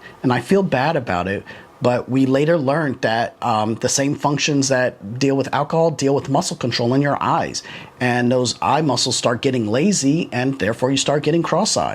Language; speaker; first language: English; native; English